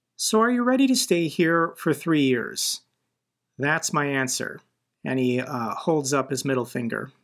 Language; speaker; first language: English; native; English